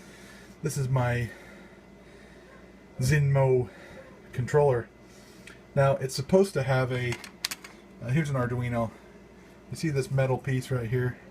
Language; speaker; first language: English; native; English